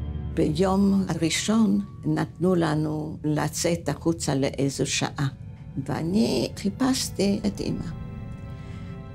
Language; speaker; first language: Hebrew; non-native, fluent; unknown